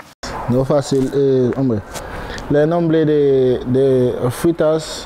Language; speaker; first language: Spanish; non-native, learner; Haitian Creole